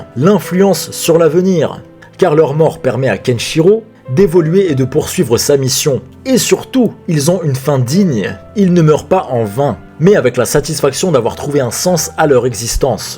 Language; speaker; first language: French; native; French